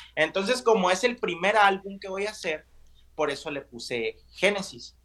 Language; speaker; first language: Spanish; native; Spanish